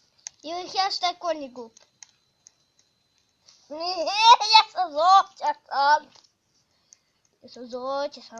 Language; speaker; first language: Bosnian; early bilingual, heritage; Bosnian